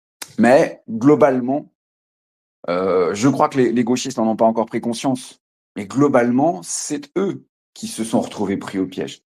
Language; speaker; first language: French; native; French